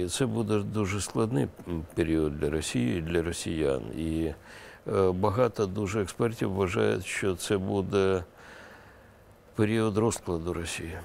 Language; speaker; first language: Ukrainian; non-native, local second language; Russian